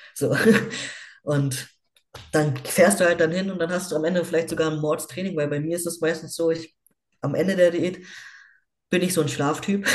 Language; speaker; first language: German; native; German